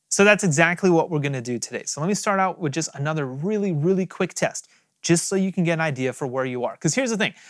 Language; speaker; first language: English; native; English